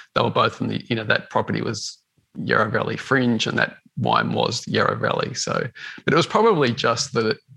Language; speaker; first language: English; native; English